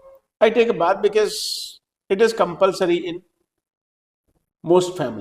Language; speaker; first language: English; non-native, local second language; Hindi